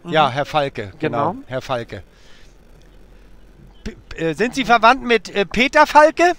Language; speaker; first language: German; native; German